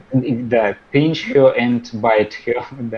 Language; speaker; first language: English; non-native, learner; Russian